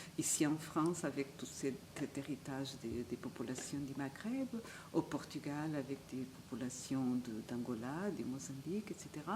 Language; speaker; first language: French; non-native, fluent; Portuguese